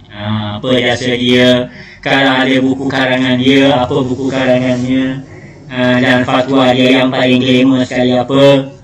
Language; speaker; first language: Malay; native; Malay